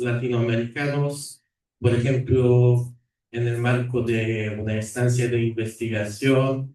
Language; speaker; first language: Spanish; non-native, fluent; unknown